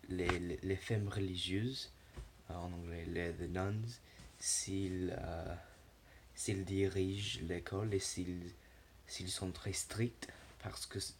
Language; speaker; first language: French; non-native, learner; English